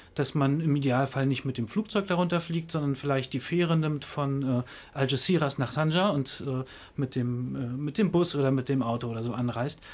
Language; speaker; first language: German; native; German